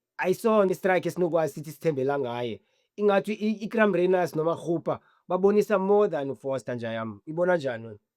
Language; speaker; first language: Zulu; non-native, local second language; Xhosa